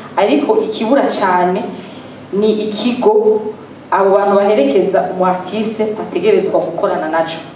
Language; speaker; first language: Rundi; native; Rundi